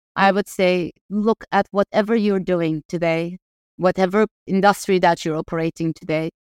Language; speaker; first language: English; non-native, fluent; Turkish